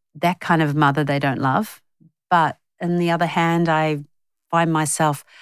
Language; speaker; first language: English; native; English